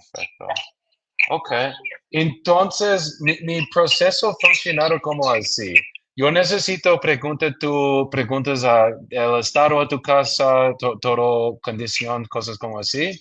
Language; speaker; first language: Spanish; non-native, learner; English